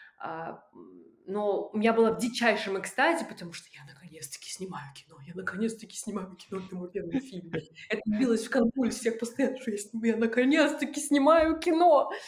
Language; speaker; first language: Russian; native; Russian